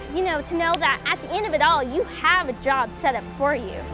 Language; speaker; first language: English; native; English